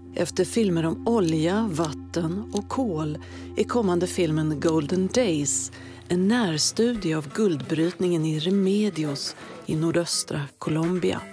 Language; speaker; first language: Swedish; native; Swedish